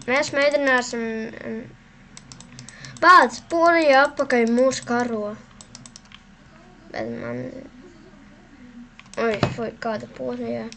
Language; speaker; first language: Latvian; non-native, local second language; Russian